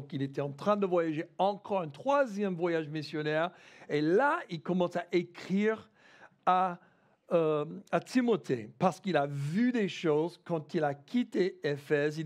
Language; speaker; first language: French; non-native, fluent; English